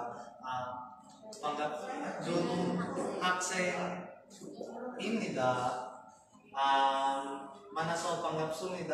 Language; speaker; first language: Korean; non-native, learner; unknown